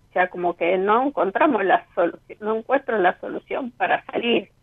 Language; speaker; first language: Spanish; native; Spanish